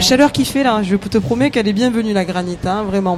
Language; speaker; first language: French; native; French